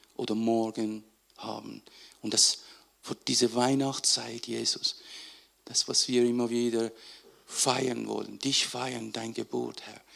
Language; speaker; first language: German; non-native, fluent; Persian